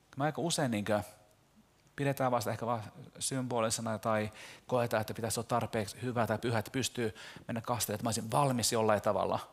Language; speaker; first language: Finnish; early bilingual, heritage; Finnish